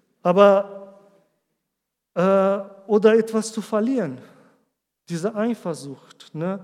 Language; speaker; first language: German; non-native, learner; Portuguese